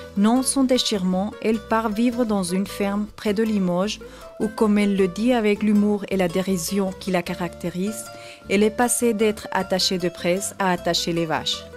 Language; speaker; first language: French; native; French